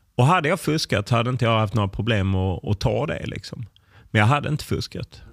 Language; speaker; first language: Swedish; native; Swedish